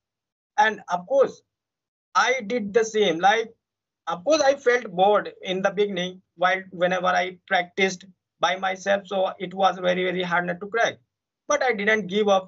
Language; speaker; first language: English; non-native, fluent; Hindi